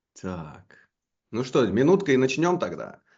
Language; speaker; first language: Russian; native; Russian